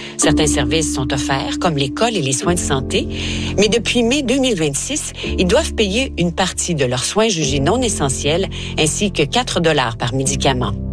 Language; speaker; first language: French; native; French